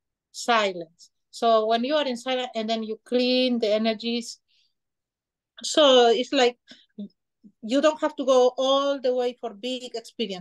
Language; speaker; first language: English; non-native, fluent; Spanish